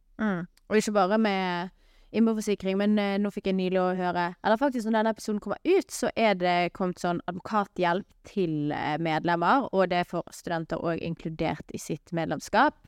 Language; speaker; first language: Norwegian; native; Norwegian